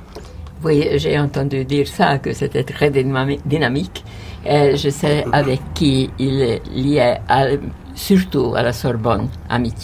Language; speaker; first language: French; non-native, fluent; Hungarian